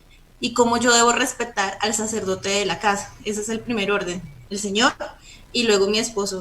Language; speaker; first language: Spanish; native; Spanish